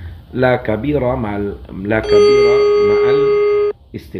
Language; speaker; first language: Arabic; non-native, fluent; Indonesian